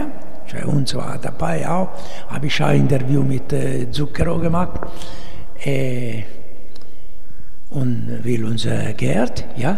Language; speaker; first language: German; non-native, learner; Italian